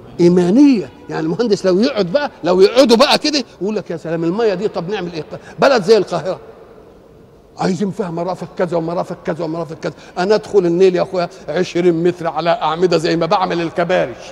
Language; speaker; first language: Arabic; native; Arabic